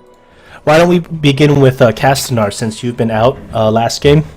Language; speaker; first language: English; native; English